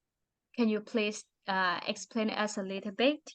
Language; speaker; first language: English; non-native, learner; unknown